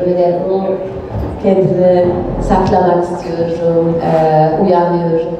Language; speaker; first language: Turkish; non-native, fluent; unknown